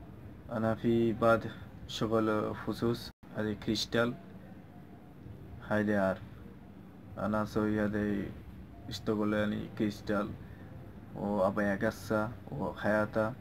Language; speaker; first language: Arabic; non-native, learner; Bangla